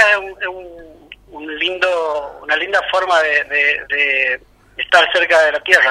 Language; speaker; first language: Spanish; native; Spanish